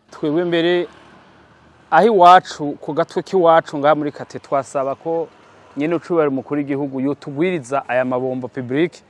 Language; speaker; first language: Rundi; native; Rundi